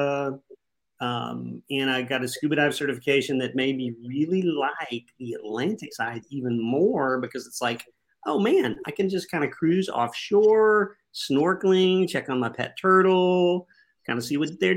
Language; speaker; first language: English; native; English